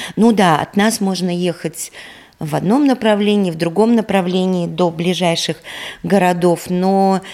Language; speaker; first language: Russian; native; Russian